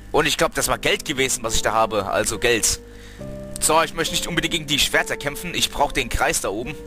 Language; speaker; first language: German; native; German